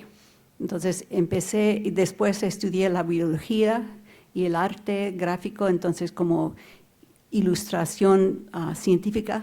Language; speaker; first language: Spanish; non-native, local second language; English